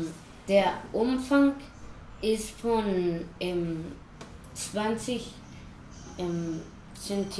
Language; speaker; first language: German; early bilingual, heritage; German